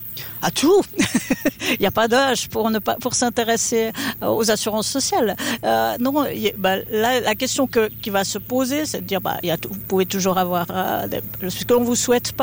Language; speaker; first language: French; native; French